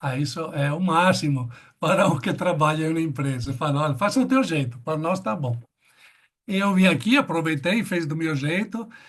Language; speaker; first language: Portuguese; non-native, fluent; Italian